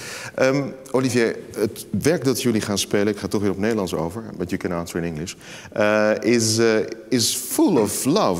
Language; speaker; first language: Dutch; native; Dutch